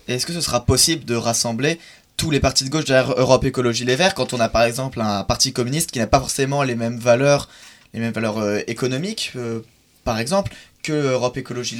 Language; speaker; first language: French; native; French